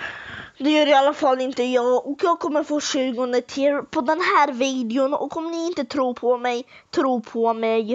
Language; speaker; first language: Swedish; early bilingual, other home language; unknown